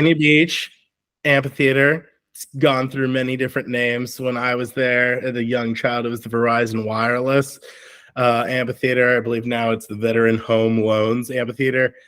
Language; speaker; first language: English; native; English